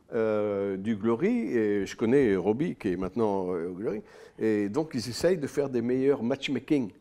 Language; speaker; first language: French; native; French